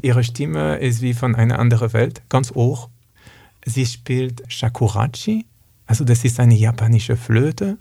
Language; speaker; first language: German; non-native, learner; French